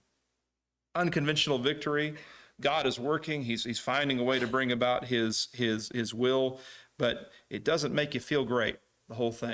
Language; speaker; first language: English; native; English